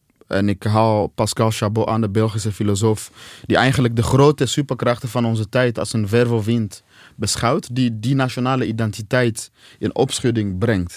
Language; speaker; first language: Dutch; non-native, fluent; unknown